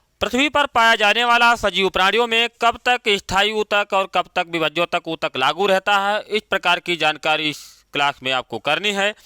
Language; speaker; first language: Hindi; native; Hindi